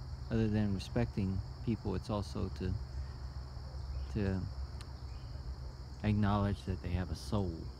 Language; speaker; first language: English; early bilingual, other home language; French